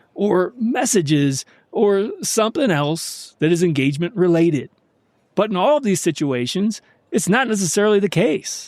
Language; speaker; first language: English; native; English